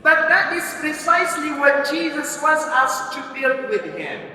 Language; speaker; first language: English; non-native, local second language; Filipino